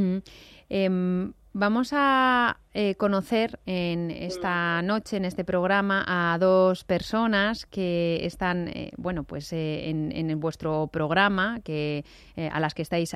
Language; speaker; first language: Spanish; native; Spanish